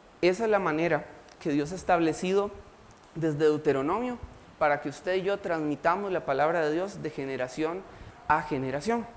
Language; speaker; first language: Spanish; native; Spanish